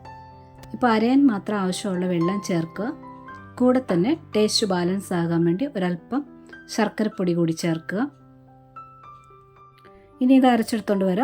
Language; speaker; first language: Malayalam; native; Malayalam